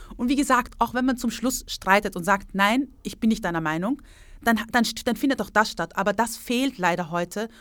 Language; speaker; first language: German; early bilingual, other home language; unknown